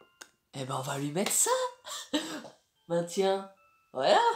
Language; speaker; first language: French; native; French